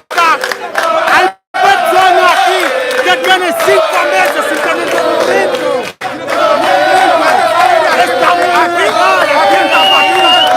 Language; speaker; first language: Spanish; non-native, learner; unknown